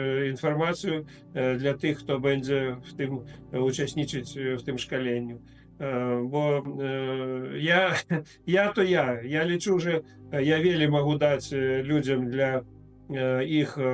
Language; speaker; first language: Polish; non-native, fluent; Russian